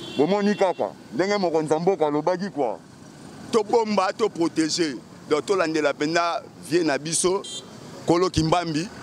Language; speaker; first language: Lingala; native; Lingala